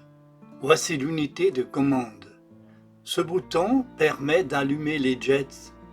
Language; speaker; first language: French; non-native, local second language; German